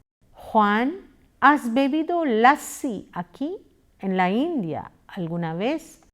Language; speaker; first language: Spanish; non-native, fluent; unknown